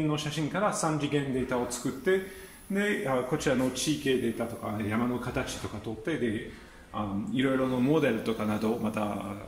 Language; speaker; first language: Japanese; non-native, fluent; French